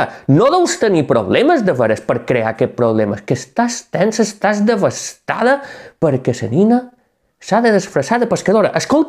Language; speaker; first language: Catalan; native; Catalan